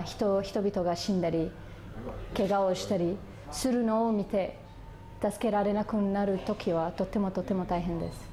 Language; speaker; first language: Japanese; non-native, fluent; Arabic